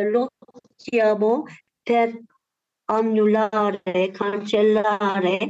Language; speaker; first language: Italian; non-native, learner; Turkish